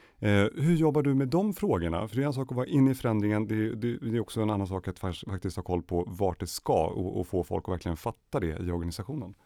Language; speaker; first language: Swedish; native; Swedish